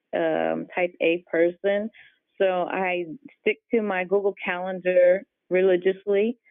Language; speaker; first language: English; native; English